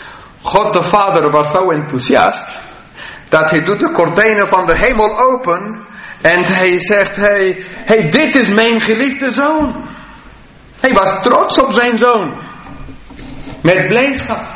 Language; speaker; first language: Dutch; non-native, fluent; English